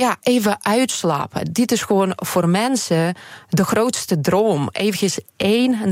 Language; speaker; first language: Dutch; non-native, fluent; Ukrainian